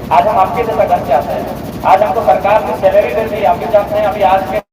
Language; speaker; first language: Hindi; non-native, local second language; Bangla